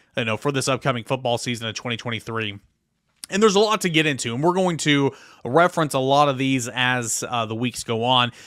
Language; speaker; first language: English; native; English